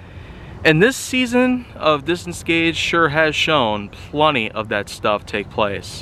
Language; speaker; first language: English; native; English